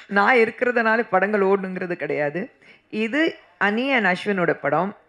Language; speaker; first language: Tamil; non-native, fluent; Hindi